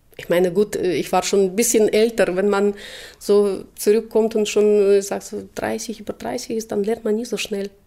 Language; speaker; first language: German; non-native, fluent; Russian